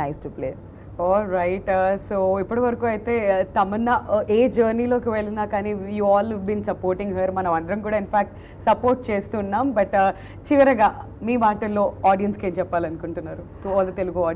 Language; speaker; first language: Telugu; native; Telugu